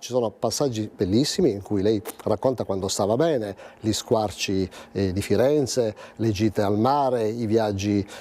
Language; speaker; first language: Italian; native; Italian